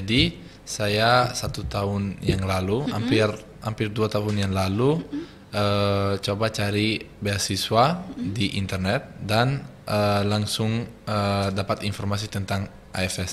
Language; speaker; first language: Indonesian; non-native, fluent; Italian